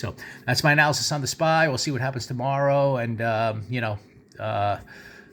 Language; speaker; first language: English; native; English